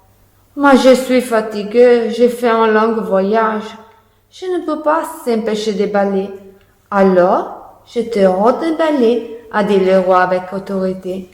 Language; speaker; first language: French; non-native, learner; Italian